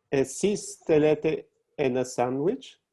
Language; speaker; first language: Greek; non-native, learner; English